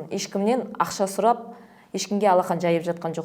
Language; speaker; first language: Kazakh; native; Kazakh